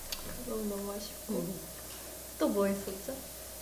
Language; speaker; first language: Korean; early bilingual, heritage; Korean